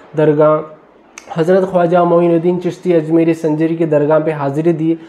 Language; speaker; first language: Hindi; non-native, local second language; Urdu